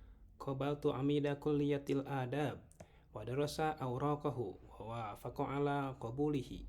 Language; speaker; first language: Arabic; non-native, learner; Indonesian